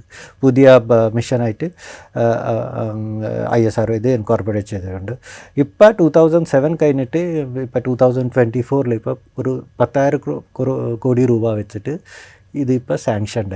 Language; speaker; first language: Malayalam; non-native, fluent; Bangla